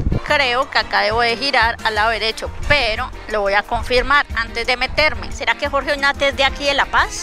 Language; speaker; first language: Spanish; native; Spanish